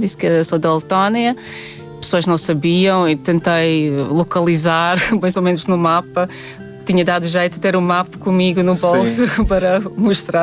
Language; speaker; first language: Portuguese; non-native, fluent; Latvian